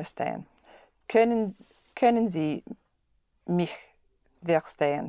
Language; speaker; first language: German; non-native, learner; English